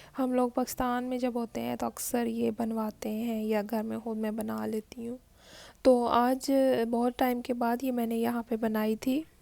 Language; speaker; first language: Urdu; native; Urdu